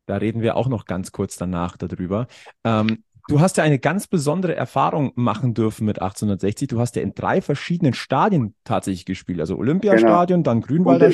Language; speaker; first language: German; native; German